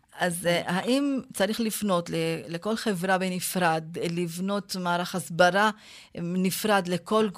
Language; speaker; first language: Hebrew; non-native, local second language; Arabic